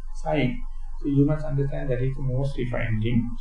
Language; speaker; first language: English; non-native, local second language; Sinhala